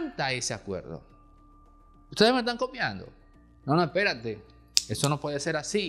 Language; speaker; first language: Spanish; native; Spanish